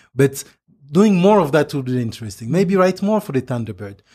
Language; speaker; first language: English; non-native, fluent; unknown